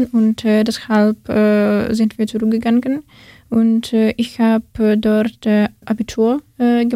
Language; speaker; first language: German; non-native, learner; Ukrainian